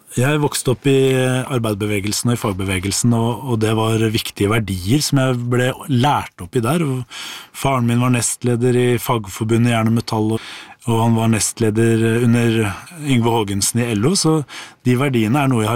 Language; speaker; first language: Norwegian; native; Norwegian